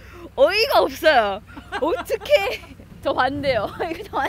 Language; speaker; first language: Korean; non-native, fluent; Indonesian